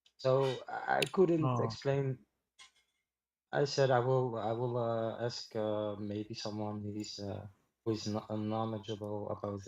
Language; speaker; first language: English; non-native, fluent; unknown